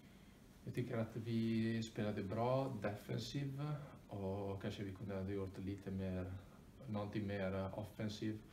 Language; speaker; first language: Swedish; non-native, fluent; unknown